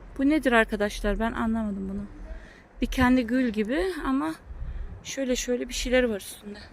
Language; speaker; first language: Turkish; native; Turkish